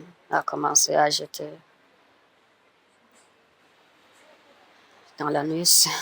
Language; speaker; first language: French; non-native, fluent; Rundi